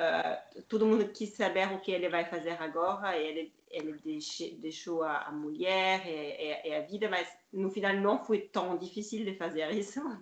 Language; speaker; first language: Portuguese; non-native, learner; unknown